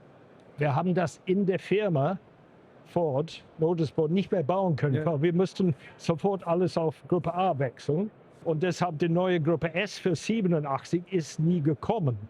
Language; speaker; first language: German; non-native, fluent; English